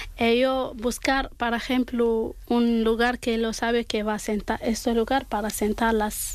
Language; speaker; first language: Spanish; non-native, learner; Arabic